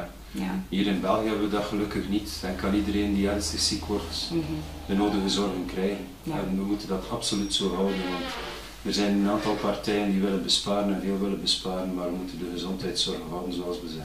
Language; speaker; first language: Dutch; native; Dutch